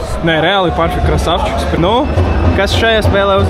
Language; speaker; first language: Latvian; native; Latvian